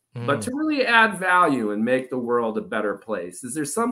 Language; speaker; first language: English; native; English